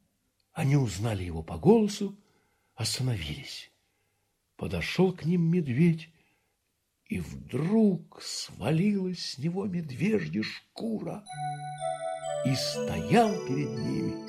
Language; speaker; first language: Russian; native; Russian